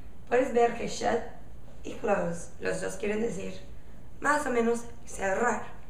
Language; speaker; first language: Spanish; non-native, fluent; English